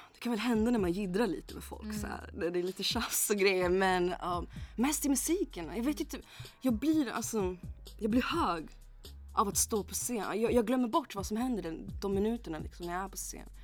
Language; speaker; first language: Swedish; early bilingual, other home language; English